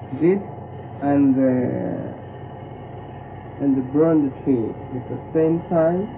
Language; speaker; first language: English; non-native, learner; Japanese